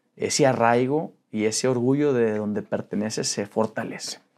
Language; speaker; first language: Spanish; native; Spanish